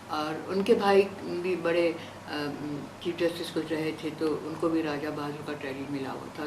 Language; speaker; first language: Urdu; native; Urdu